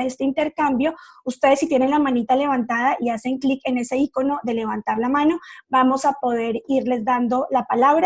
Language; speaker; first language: Spanish; native; Spanish